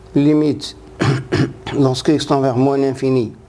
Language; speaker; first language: French; non-native, local second language; Arabic